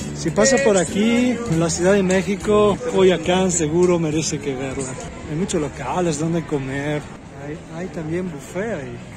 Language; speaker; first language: Spanish; non-native, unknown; Italian